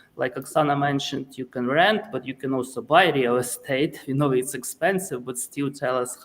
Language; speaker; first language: English; non-native, fluent; Ukrainian